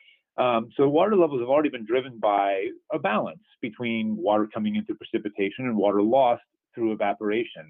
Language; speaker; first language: English; native; English